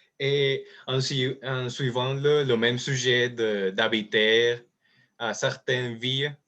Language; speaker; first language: French; non-native, learner; Spanish